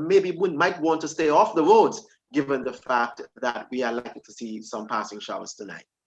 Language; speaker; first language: English; native; English